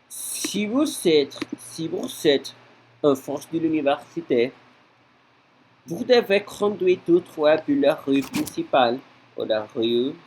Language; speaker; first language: French; non-native, learner; Spanish